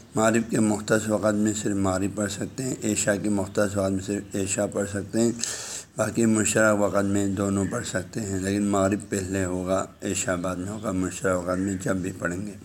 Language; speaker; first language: Urdu; native; Urdu